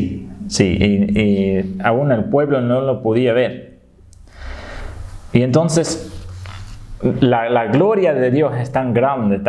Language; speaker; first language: Spanish; non-native, fluent; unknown